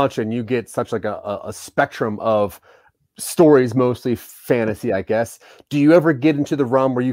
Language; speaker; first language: English; native; English